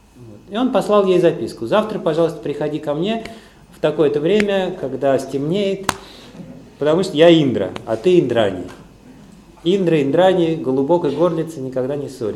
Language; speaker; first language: Russian; native; Russian